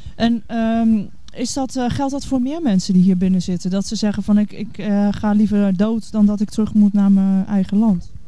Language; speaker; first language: Dutch; native; Dutch